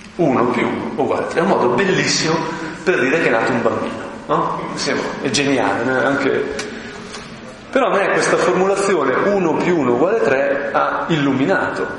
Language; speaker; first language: Italian; native; Italian